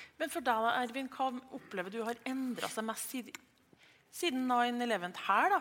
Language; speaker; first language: Norwegian; native; Norwegian